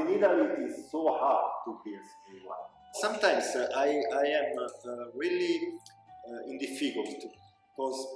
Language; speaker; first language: English; non-native, local second language; Italian